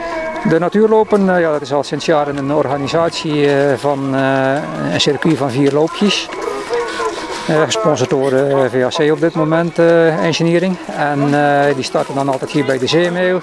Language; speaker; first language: Dutch; native; Dutch